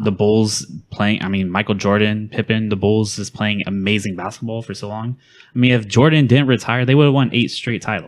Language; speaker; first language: English; native; English